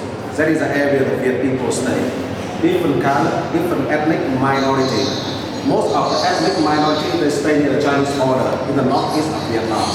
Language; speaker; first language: English; non-native, fluent; Vietnamese